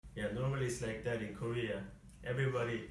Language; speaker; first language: English; non-native, fluent; Korean